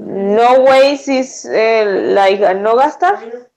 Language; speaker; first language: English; non-native, learner; Spanish